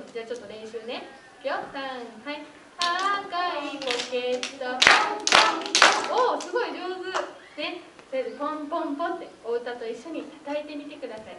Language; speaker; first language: Japanese; native; Japanese